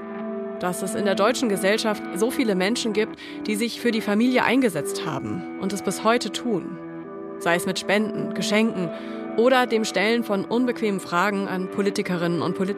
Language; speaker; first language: German; native; German